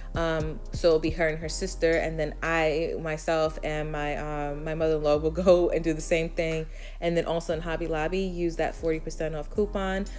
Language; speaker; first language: English; native; English